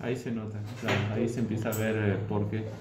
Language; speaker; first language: Spanish; native; Spanish